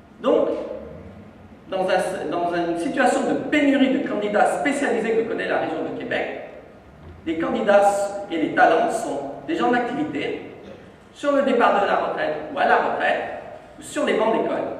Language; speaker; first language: French; native; French